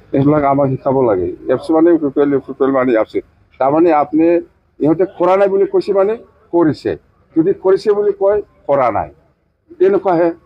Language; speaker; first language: Assamese; non-native, local second language; Bodo